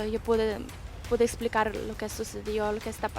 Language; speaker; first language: Spanish; non-native, fluent; Ukrainian